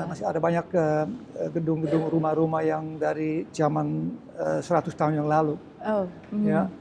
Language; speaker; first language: Indonesian; early bilingual, heritage; Dutch